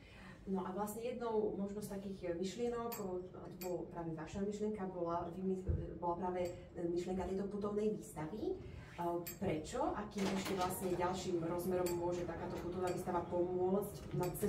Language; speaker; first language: Slovak; native; Slovak